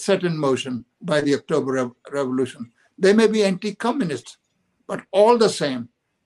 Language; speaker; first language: English; non-native, local second language; Punjabi